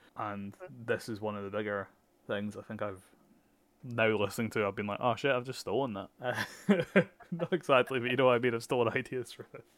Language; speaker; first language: English; native; English